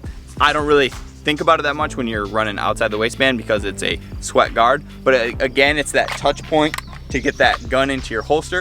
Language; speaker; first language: English; native; English